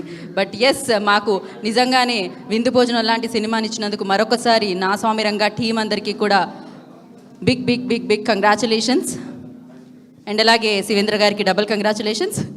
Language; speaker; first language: Telugu; native; Telugu